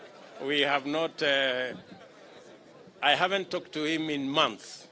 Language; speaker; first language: English; non-native, local second language; Kalenjin